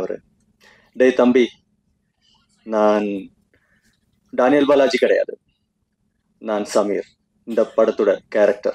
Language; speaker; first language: Tamil; non-native, fluent; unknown